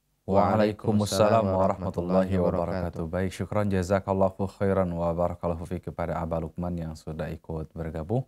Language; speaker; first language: Indonesian; native; Indonesian